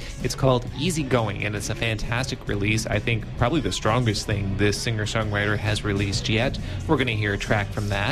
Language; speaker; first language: English; native; English